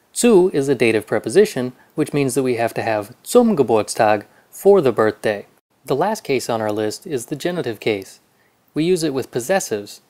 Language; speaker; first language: English; native; English